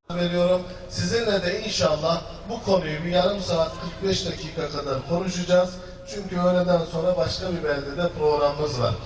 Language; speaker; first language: Turkish; native; Turkish